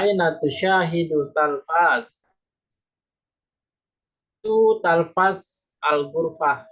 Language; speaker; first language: Arabic; non-native, learner; Indonesian